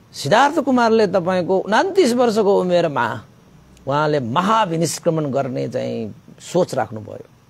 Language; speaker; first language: Nepali; native; Nepali